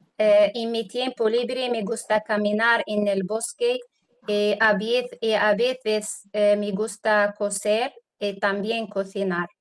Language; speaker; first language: Spanish; non-native, learner; Arabic